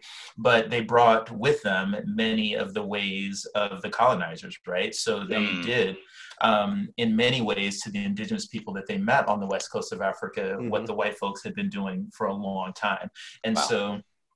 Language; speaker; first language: English; native; English